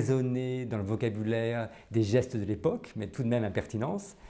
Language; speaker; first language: French; native; French